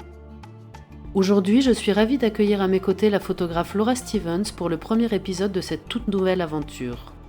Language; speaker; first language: French; native; French